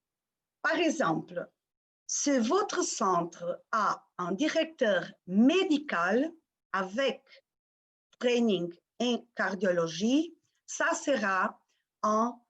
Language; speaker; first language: French; non-native, fluent; Portuguese